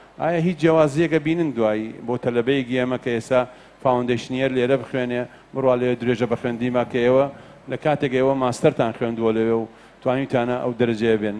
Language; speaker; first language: Central Kurdish; native; Central Kurdish